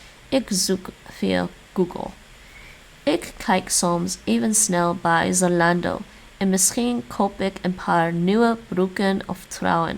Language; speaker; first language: Dutch; non-native, learner; English